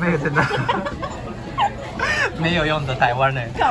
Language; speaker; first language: Chinese; non-native, fluent; Japanese